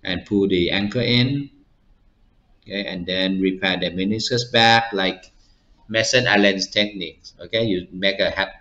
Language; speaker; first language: English; non-native, fluent; Thai